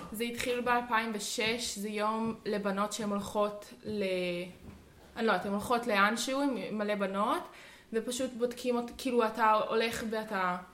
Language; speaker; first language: Hebrew; early bilingual, heritage; Hebrew